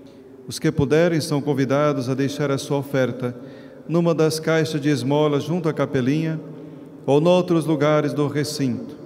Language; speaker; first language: Portuguese; native; Portuguese